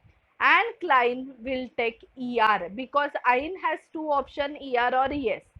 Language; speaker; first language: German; non-native, fluent; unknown